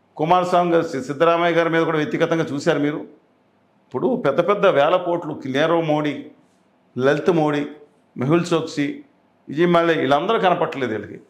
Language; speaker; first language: Telugu; native; Telugu